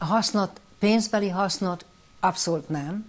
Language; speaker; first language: Hungarian; early bilingual, heritage; Hungarian